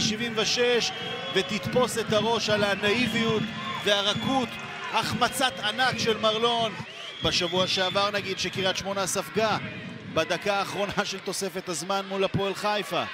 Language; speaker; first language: Hebrew; native; Hebrew